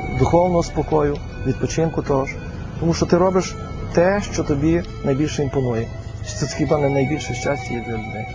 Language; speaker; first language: Ukrainian; native; Ukrainian